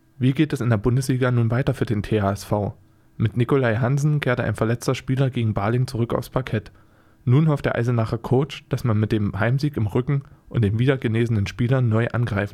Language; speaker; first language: German; native; German